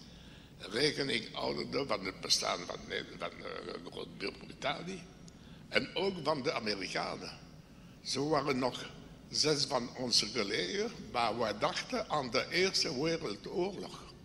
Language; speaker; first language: Dutch; non-native, local second language; French